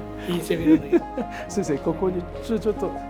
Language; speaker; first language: Japanese; non-native, fluent; Korean